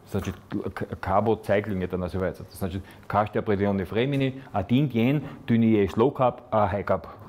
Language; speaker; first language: Russian; non-native, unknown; Slovenian